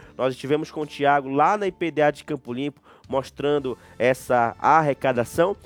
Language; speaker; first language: Portuguese; native; Portuguese